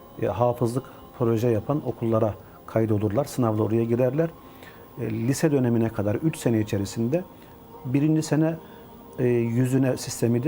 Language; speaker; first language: Turkish; native; Turkish